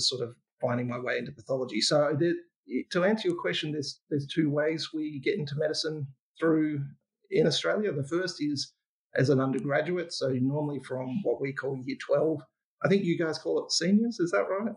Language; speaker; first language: English; native; English